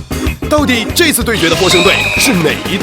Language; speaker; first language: Chinese; native; Chinese